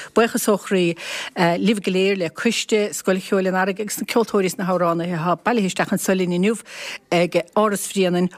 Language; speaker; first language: Irish; native; Irish